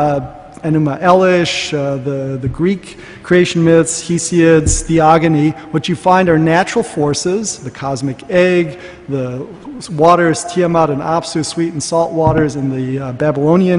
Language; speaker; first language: English; native; English